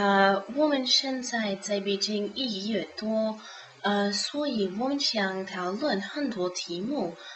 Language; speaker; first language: Chinese; non-native, learner; English